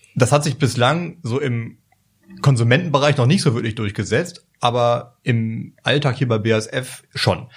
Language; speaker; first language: German; native; German